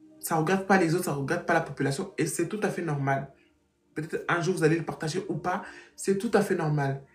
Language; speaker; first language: French; non-native, fluent; Portuguese